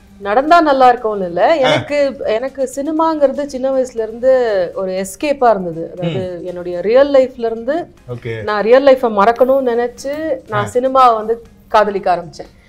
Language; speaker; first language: Tamil; native; Tamil